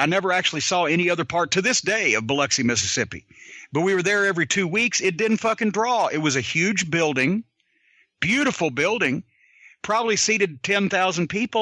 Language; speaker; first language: English; native; English